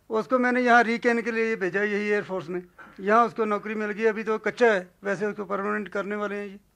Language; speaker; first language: Urdu; non-native, local second language; Punjabi